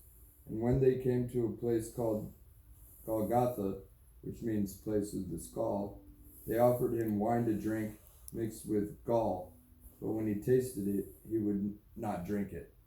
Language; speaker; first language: English; native; English